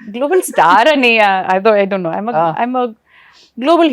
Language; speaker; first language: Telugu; non-native, fluent; Malayalam